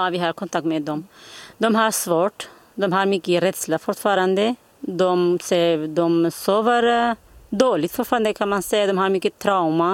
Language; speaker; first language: Swedish; non-native, learner; Kurdish